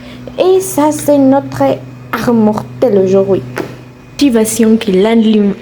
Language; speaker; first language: French; non-native, learner; Spanish